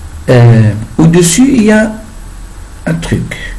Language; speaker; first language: French; non-native, fluent; Arabic